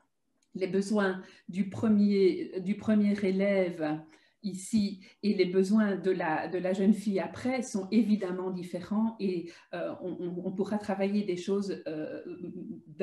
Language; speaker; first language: French; native; French